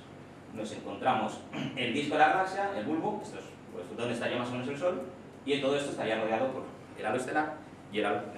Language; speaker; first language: Spanish; native; Spanish